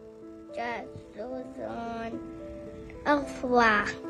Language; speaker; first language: French; non-native, learner; Arabic